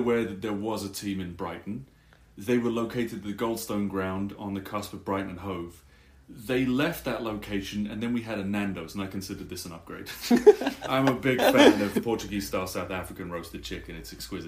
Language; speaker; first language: English; native; English